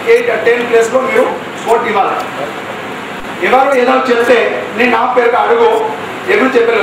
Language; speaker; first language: Telugu; non-native, local second language; Hindi